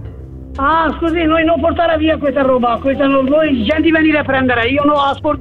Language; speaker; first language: Italian; non-native, learner; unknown